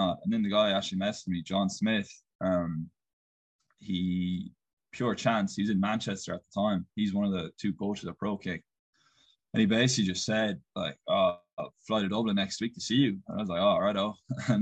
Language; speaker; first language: English; native; English